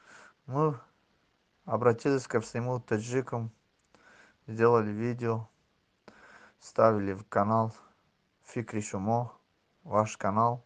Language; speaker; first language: Russian; non-native, learner; Tajik